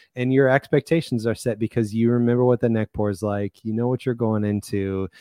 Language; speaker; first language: English; native; English